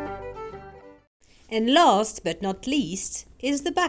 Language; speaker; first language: English; non-native, learner; French